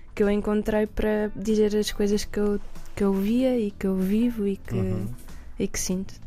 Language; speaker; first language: Portuguese; native; Portuguese